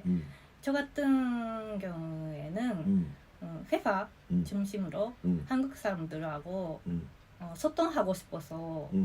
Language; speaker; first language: Korean; non-native, fluent; Japanese